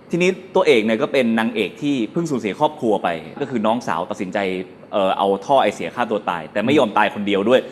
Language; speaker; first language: Thai; native; Thai